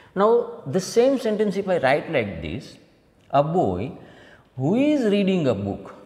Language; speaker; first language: English; non-native, local second language; Gujarati